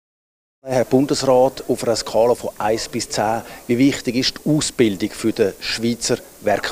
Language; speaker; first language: German; native; German